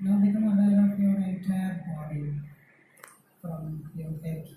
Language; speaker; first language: English; non-native, local second language; Malayalam